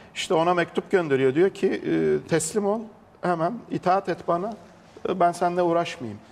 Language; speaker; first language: Turkish; native; Turkish